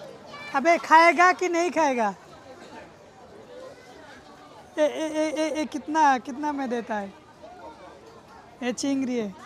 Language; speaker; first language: Hindi; non-native, learner; Bangla